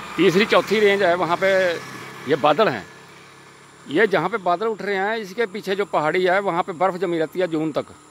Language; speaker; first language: Hindi; non-native, local second language; Punjabi